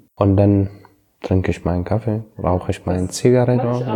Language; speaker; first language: German; non-native, learner; Arabic